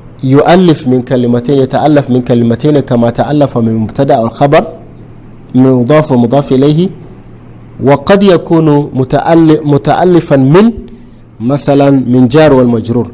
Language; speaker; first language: Arabic; non-native, fluent; Hausa